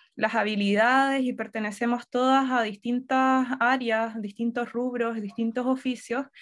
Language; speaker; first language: Spanish; native; Spanish